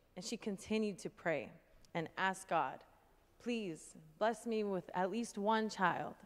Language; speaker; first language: English; native; English